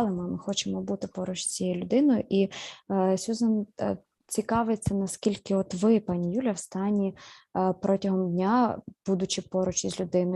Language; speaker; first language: Ukrainian; native; Ukrainian